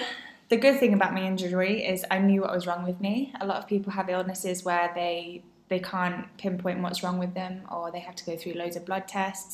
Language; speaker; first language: English; native; English